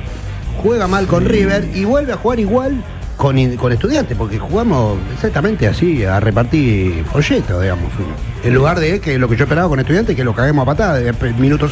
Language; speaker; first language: Spanish; native; Spanish